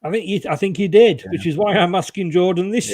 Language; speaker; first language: English; native; English